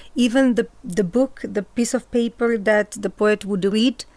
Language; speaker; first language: English; non-native, fluent; Macedonian